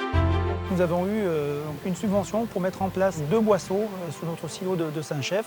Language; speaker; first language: French; native; French